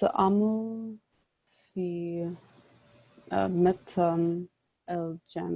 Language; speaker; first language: Arabic; non-native, learner; English